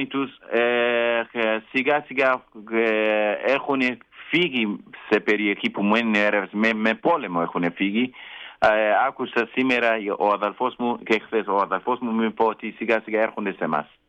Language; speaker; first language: Greek; non-native, learner; Kurdish